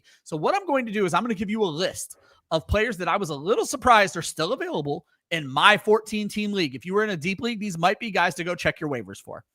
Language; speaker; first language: English; native; English